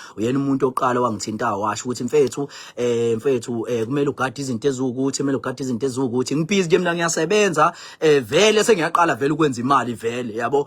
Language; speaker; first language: Zulu; native; Zulu